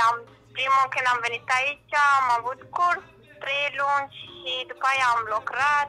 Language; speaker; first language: Romanian; non-native, learner; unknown